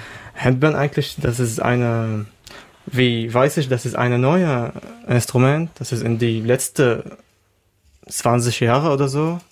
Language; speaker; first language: German; non-native, learner; Arabic